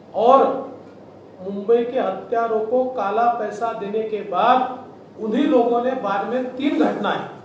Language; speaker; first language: Hindi; non-native, local second language; Marathi